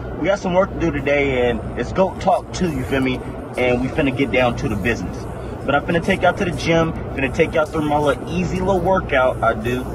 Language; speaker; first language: English; native; English